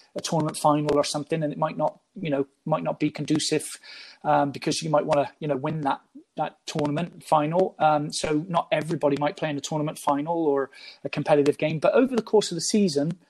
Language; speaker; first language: English; native; English